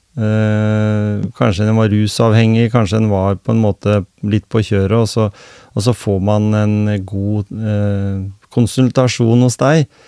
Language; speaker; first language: Norwegian; native; Norwegian